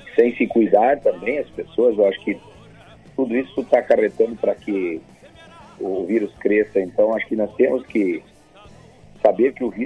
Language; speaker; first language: Portuguese; native; Portuguese